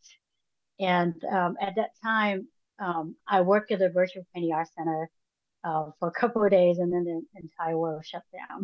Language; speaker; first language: English; non-native, local second language; Cantonese